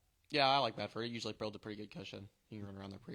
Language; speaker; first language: English; native; English